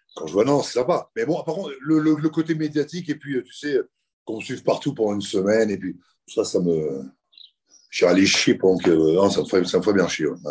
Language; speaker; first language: French; native; French